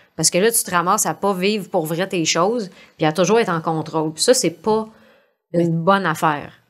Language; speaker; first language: French; native; French